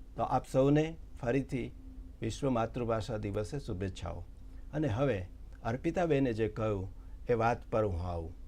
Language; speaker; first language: Gujarati; native; Gujarati